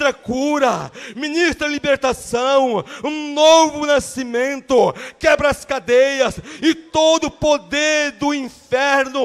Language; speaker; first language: Portuguese; native; Portuguese